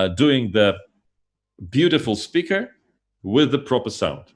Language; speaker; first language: English; non-native, fluent; Russian